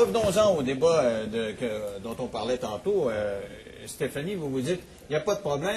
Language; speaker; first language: French; native; French